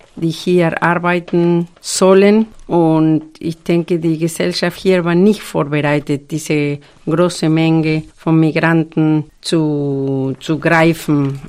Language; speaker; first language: German; non-native, fluent; Spanish